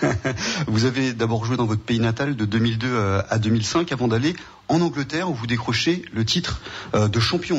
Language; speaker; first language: French; native; French